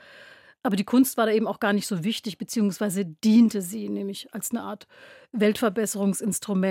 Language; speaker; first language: German; native; German